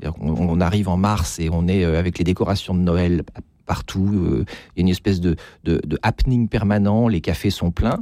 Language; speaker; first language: French; native; French